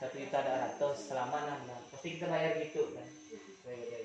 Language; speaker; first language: Malay; native; Malay